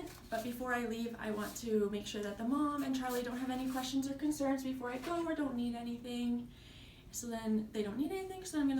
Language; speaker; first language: English; native; English